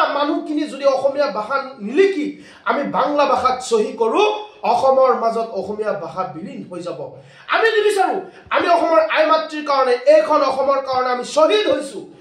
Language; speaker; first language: Assamese; non-native, local second language; Bangla